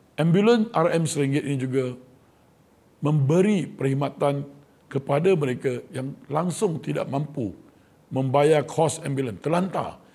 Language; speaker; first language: Malay; non-native, local second language; Chinese